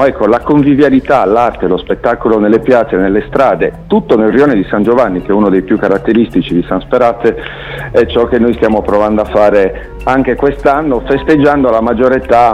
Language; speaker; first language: Italian; native; Italian